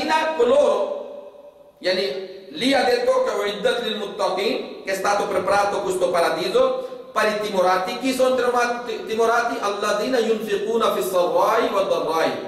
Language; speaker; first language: Italian; non-native, fluent; Urdu